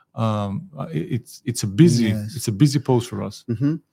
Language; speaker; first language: English; non-native, fluent; Hebrew